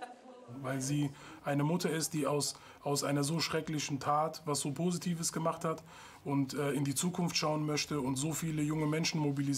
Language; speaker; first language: German; native; German